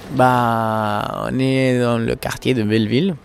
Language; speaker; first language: French; non-native, fluent; Spanish